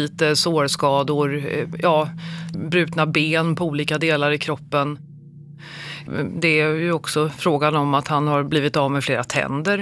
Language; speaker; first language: Swedish; native; Swedish